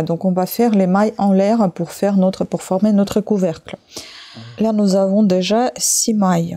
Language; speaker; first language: French; native; French